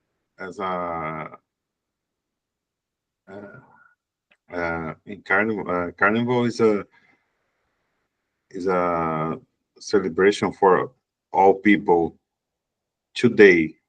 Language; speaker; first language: English; non-native, learner; Portuguese